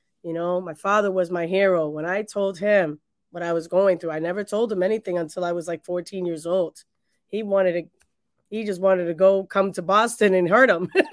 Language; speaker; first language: English; early bilingual, other home language; Spanish